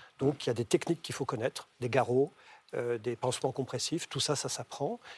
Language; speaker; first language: French; native; French